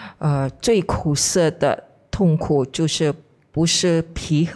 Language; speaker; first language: Chinese; non-native, fluent; Indonesian